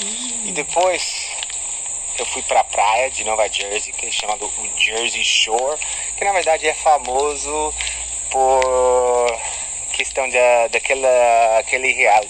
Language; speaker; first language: Portuguese; non-native, fluent; English